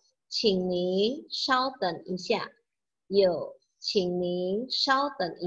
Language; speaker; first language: Chinese; non-native, fluent; Indonesian